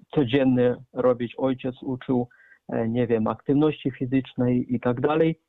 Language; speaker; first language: Polish; non-native, fluent; Russian